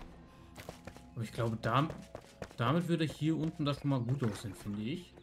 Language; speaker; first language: German; native; German